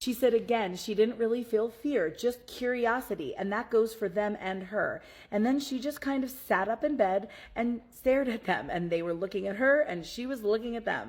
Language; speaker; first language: English; native; English